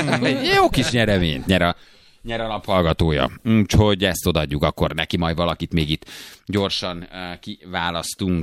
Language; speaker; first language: Hungarian; native; Hungarian